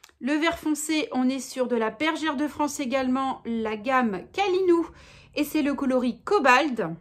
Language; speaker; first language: French; native; French